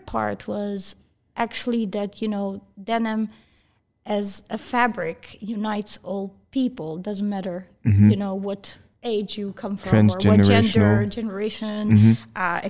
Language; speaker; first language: English; early bilingual, other home language; Bosnian